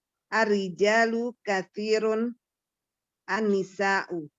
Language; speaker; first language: Arabic; non-native, learner; Indonesian